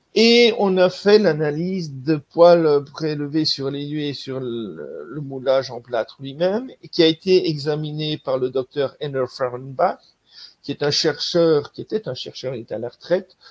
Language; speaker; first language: French; native; French